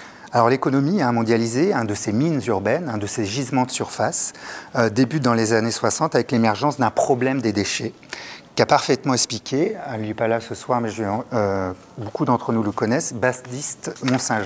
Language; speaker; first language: French; native; French